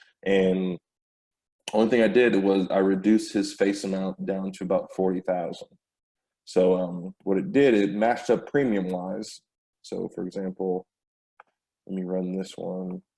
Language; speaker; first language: English; native; English